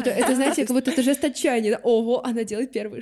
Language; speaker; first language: Russian; native; Russian